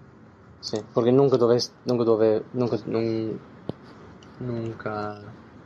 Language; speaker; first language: Italian; non-native, fluent; Spanish